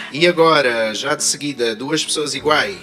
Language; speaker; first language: Portuguese; native; Portuguese